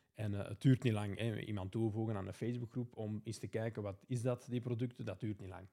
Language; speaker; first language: Dutch; native; Dutch